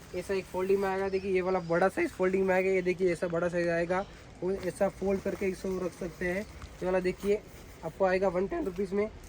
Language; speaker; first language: Hindi; non-native, local second language; Kannada